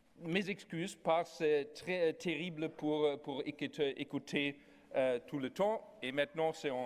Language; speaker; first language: French; non-native, learner; German